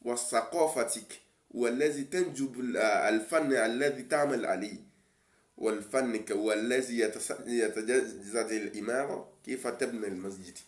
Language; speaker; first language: Arabic; non-native, learner; Yoruba